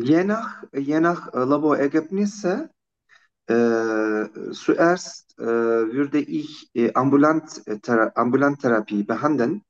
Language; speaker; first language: German; non-native, fluent; Turkish